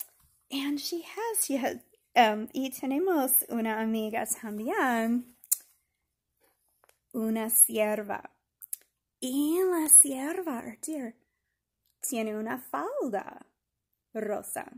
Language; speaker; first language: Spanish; non-native, fluent; English